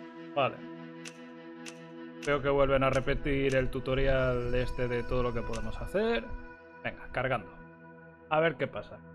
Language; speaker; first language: Spanish; native; Spanish